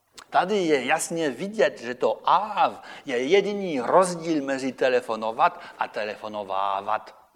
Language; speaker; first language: Czech; non-native, fluent; French